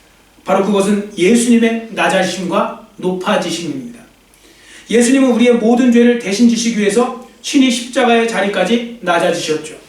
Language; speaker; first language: Korean; native; Korean